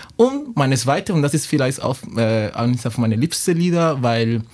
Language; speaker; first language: German; non-native, fluent; Spanish